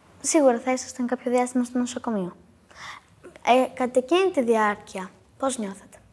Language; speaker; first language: Greek; native; Greek